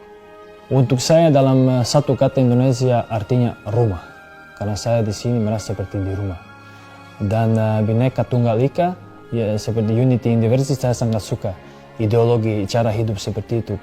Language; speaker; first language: Indonesian; non-native, fluent; Serbian